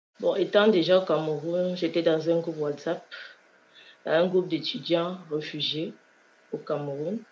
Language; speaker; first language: French; non-native, local second language; Kinyarwanda